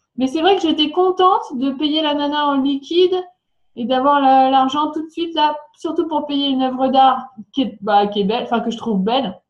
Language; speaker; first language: French; native; French